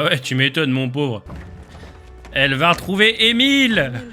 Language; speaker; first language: French; native; French